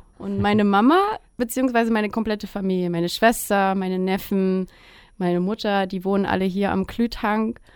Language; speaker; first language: German; early bilingual, other home language; Russian